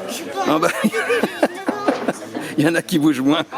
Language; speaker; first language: French; native; French